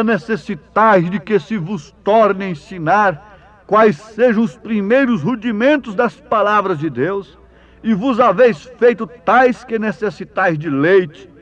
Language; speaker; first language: Portuguese; native; Portuguese